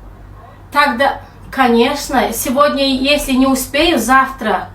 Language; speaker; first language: Russian; non-native, fluent; Turkmen